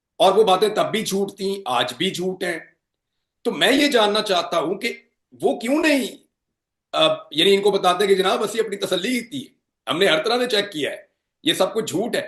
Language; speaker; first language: Urdu; non-native, local second language; Punjabi